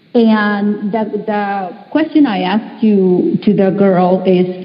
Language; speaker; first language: English; non-native, fluent; Spanish